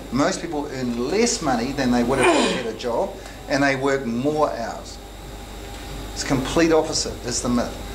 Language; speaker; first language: English; native; English